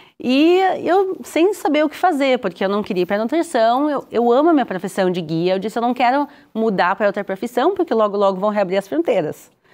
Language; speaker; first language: Portuguese; native; Portuguese